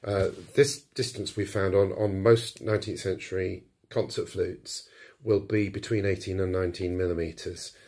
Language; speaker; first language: English; native; English